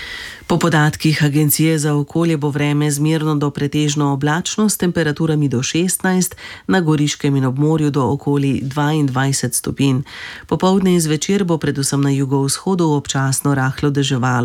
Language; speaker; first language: Slovenian; native; Slovenian